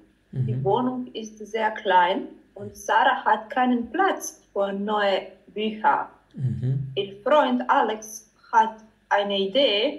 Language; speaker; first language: German; non-native, learner; Croatian